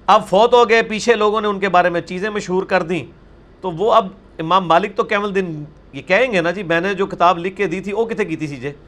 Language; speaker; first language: Urdu; non-native, local second language; Punjabi